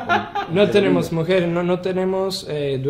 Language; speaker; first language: Spanish; non-native, fluent; Italian